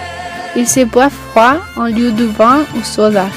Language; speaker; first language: French; non-native, learner; Spanish